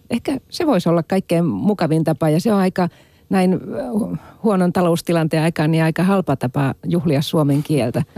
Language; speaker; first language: Finnish; native; Finnish